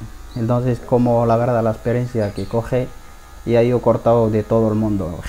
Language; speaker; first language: Spanish; non-native, learner; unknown